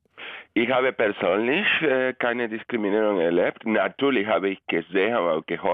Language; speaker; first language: German; non-native, fluent; Spanish